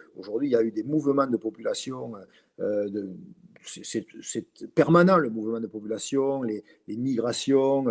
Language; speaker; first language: French; native; French